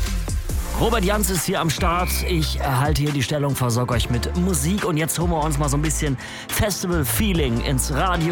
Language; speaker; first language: German; native; German